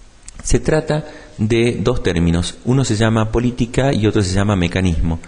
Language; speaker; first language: Spanish; native; Spanish